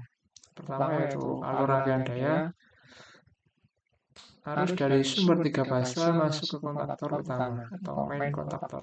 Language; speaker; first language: Indonesian; native; Indonesian